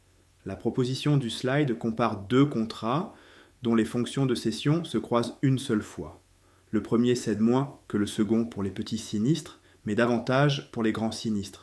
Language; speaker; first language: French; native; French